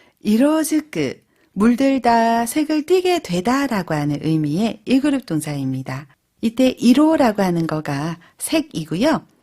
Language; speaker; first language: Korean; native; Korean